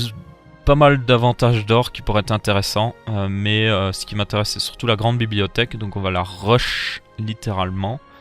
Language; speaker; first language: French; native; French